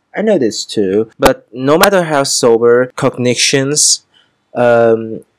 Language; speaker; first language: English; non-native, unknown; Vietnamese